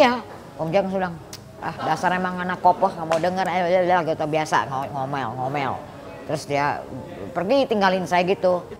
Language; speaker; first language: Indonesian; early bilingual, heritage; Indonesian